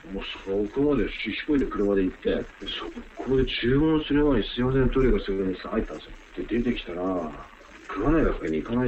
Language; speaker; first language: Japanese; native; Japanese